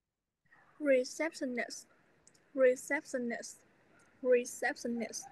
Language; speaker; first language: English; non-native, learner; Vietnamese